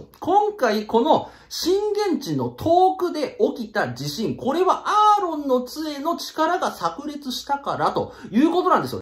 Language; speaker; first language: Japanese; native; Japanese